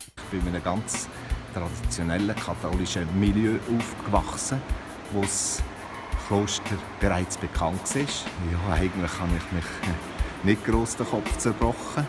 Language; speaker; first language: German; native; German